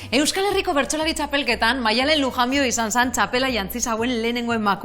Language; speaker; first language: Basque; native; Basque